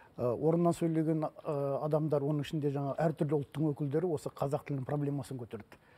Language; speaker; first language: Kazakh; non-native, local second language; Russian